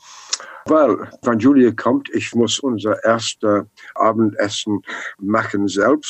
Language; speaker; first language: German; non-native, learner; English